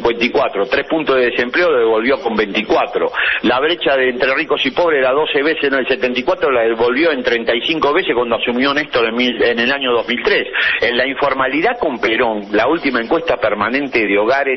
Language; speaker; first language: Spanish; native; Spanish